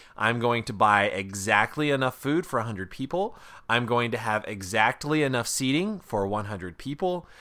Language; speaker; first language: English; native; English